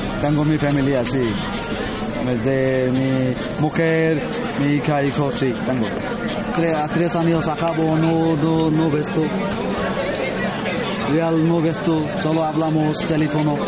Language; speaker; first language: Spanish; non-native, learner; Bangla